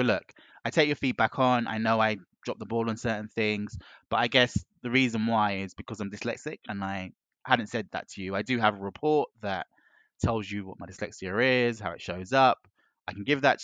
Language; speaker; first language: English; native; English